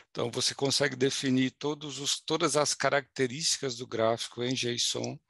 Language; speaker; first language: Portuguese; native; Portuguese